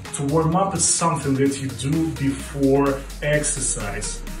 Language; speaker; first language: English; non-native, fluent; Russian